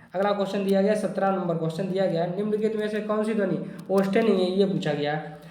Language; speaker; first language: Hindi; native; Hindi